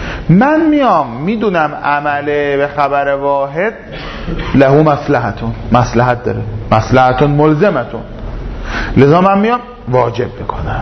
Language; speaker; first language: Persian; native; Persian